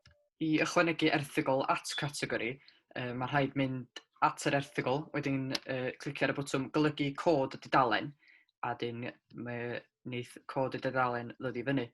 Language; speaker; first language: Welsh; native; Welsh